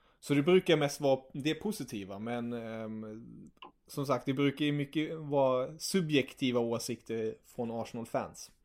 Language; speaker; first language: Swedish; early bilingual, other home language; German